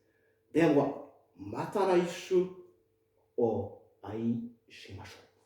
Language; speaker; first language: Japanese; non-native, fluent; French